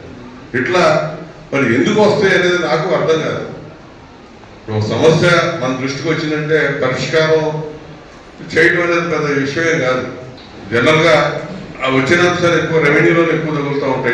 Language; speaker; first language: Telugu; native; Telugu